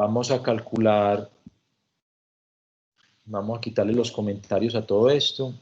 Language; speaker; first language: Spanish; native; Spanish